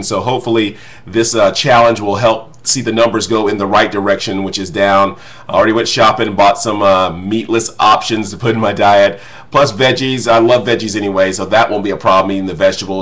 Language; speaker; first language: English; native; English